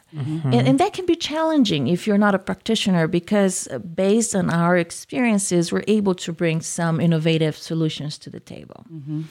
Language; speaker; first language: English; non-native, fluent; Portuguese